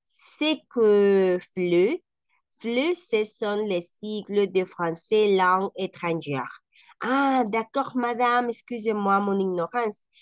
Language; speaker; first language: French; non-native, fluent; Spanish